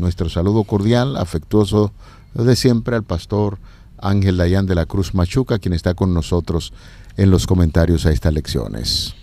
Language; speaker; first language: Spanish; native; Spanish